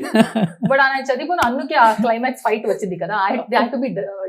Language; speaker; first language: Telugu; non-native, local second language; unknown